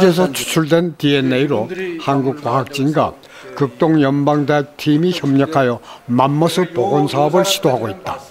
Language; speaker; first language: Korean; native; Korean